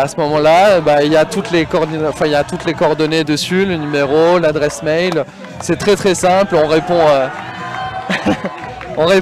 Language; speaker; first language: French; native; French